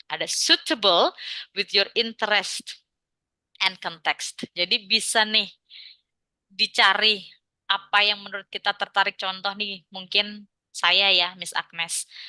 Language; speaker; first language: Indonesian; non-native, local second language; Javanese